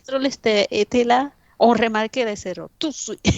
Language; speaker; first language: French; non-native, fluent; Spanish